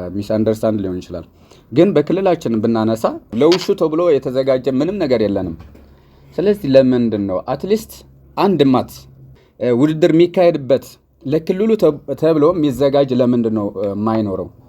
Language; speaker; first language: Amharic; non-native, local second language; Tigrinya